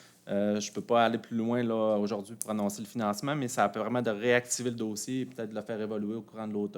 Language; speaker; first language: French; native; French